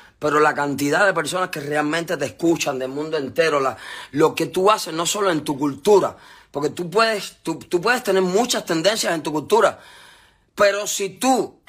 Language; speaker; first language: Spanish; native; Spanish